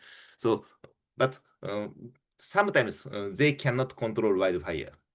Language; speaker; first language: English; non-native, fluent; Japanese